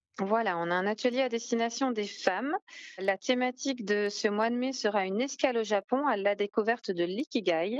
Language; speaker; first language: French; native; French